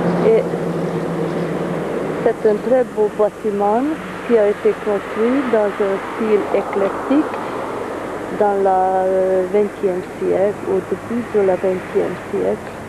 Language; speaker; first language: French; non-native, fluent; Hungarian